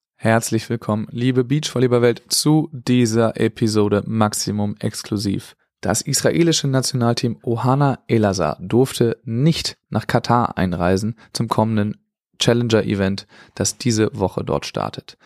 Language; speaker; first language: German; native; German